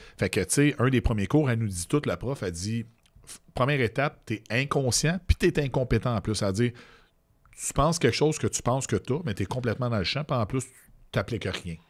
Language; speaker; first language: French; native; French